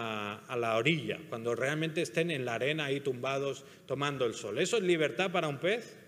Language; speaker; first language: Spanish; native; Spanish